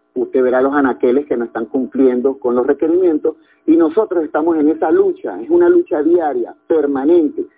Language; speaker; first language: Spanish; native; Spanish